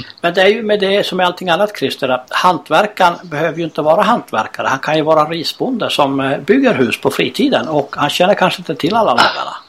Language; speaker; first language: Swedish; native; Swedish